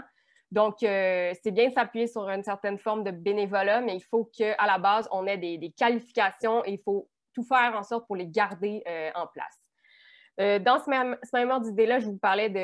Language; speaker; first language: French; native; French